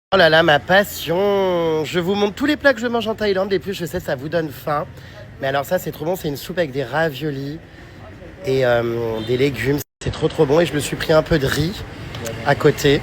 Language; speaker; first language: French; native; French